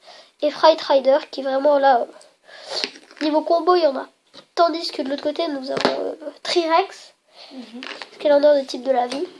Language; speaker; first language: French; native; French